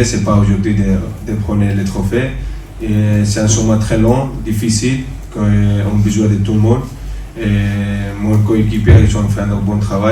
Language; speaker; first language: French; non-native, fluent; Spanish